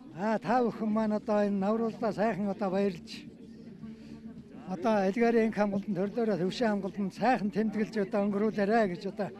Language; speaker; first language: Mongolian; non-native, local second language; Kazakh